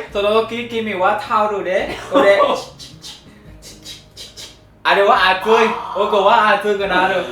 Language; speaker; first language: Japanese; non-native, learner; Vietnamese